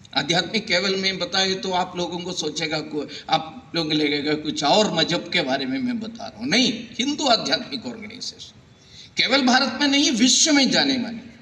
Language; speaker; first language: Hindi; non-native, local second language; Malayalam